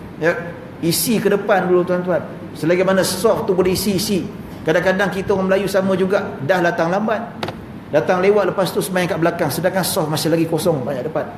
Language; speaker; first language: Malay; native; Malay